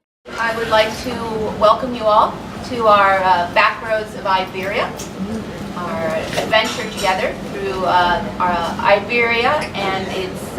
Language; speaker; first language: English; non-native, fluent; Spanish